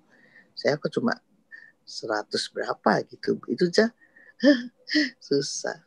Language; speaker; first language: Indonesian; native; Indonesian